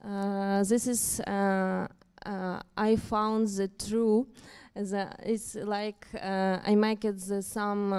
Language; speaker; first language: English; non-native, learner; Ukrainian